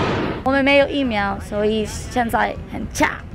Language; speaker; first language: Chinese; non-native, learner; Spanish